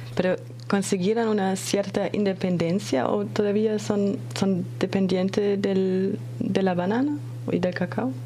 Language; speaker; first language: Spanish; non-native, fluent; German